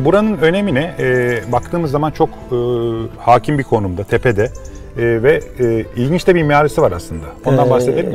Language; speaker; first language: Turkish; native; Turkish